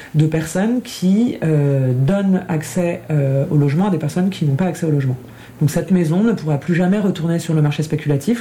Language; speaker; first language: French; native; French